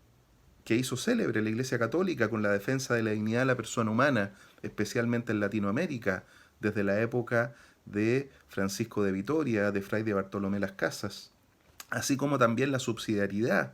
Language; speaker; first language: Spanish; native; Spanish